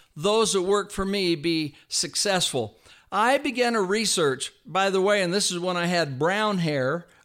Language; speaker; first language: English; native; English